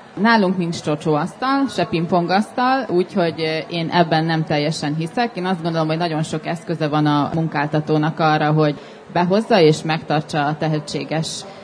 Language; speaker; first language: Hungarian; non-native, fluent; Dutch